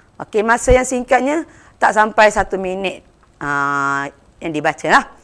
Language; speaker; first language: Malay; non-native, local second language; Tamil